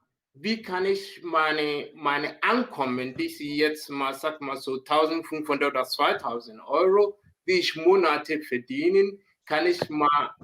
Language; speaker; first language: German; non-native, learner; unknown